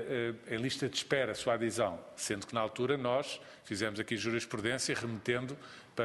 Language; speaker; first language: Portuguese; native; Portuguese